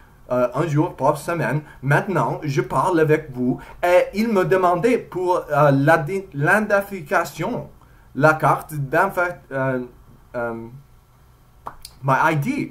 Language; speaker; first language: French; non-native, learner; English